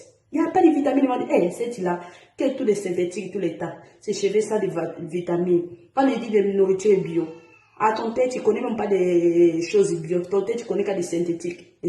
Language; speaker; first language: French; non-native, learner; Portuguese